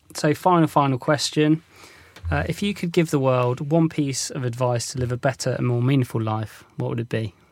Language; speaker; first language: English; native; English